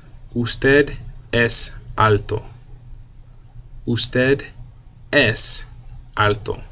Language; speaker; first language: Spanish; non-native, fluent; English